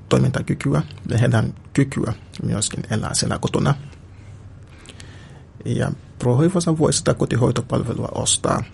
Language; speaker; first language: Finnish; non-native, fluent; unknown